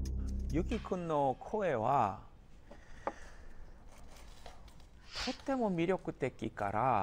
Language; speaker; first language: Japanese; non-native, learner; Korean